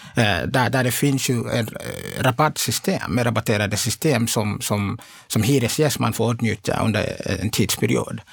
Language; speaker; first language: Swedish; non-native, fluent; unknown